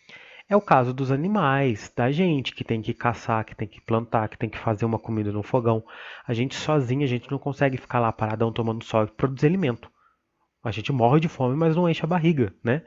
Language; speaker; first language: Portuguese; native; Portuguese